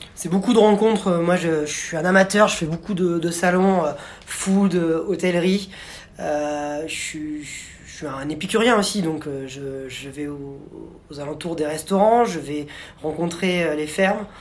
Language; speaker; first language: French; native; French